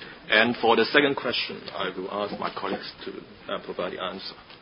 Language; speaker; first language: English; non-native, local second language; Cantonese